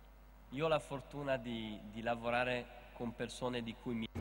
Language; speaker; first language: Italian; early bilingual, heritage; Italian